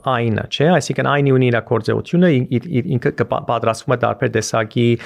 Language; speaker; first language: Armenian; native; Armenian